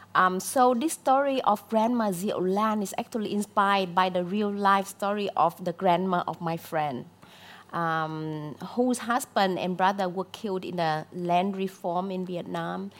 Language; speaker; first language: English; non-native, fluent; Vietnamese